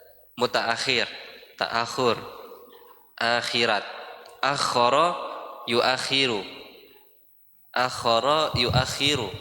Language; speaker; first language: Arabic; non-native, fluent; Indonesian